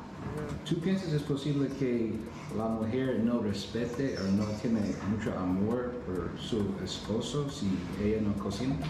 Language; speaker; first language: Spanish; non-native, learner; English